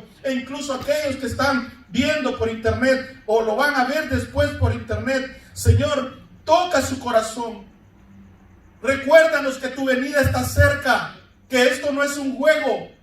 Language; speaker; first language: Spanish; native; Spanish